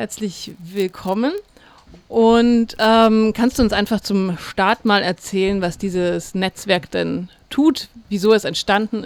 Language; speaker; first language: German; native; German